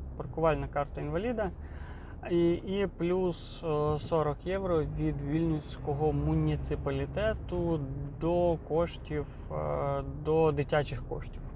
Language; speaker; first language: Ukrainian; non-native, local second language; Russian